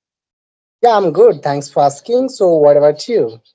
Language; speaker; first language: English; non-native, learner; Bangla